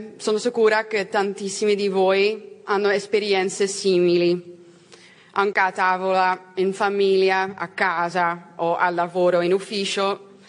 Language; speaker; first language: Italian; non-native, learner; Dutch